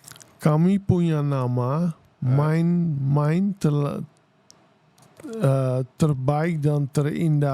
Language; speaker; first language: Indonesian; non-native, fluent; Dutch